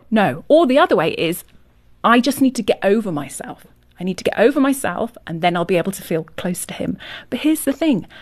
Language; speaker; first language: English; native; English